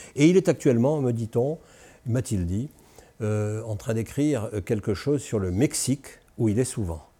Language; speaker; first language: French; native; French